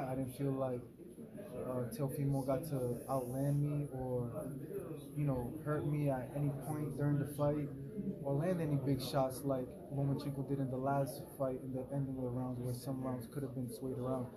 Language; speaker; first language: English; early bilingual, other home language; Spanish